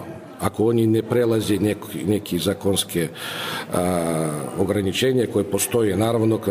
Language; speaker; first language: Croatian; non-native, fluent; Russian